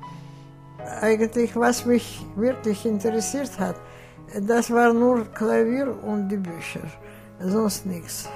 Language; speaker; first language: German; non-native, fluent; Russian